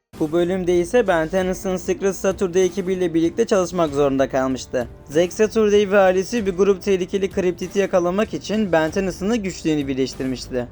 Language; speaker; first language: Turkish; native; Turkish